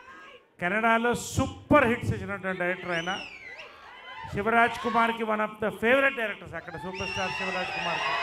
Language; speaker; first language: Telugu; native; Telugu